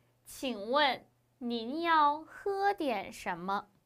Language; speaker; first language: Chinese; non-native, fluent; Korean